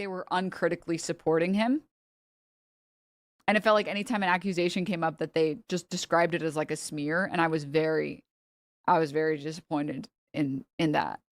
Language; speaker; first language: English; native; English